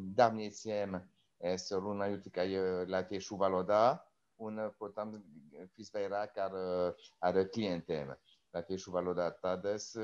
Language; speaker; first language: Latvian; non-native, learner; French